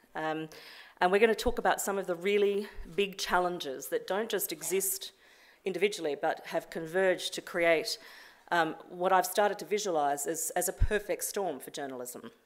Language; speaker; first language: English; native; English